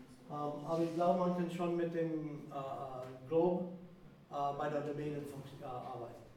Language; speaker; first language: German; non-native, fluent; English